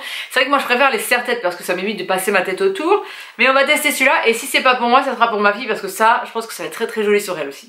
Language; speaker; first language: French; native; French